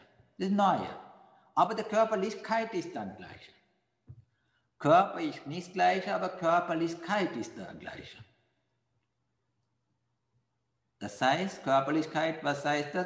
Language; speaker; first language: German; non-native, fluent; Sinhala